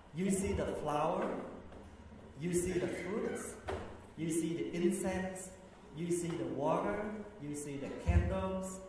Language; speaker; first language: English; early bilingual, other home language; Vietnamese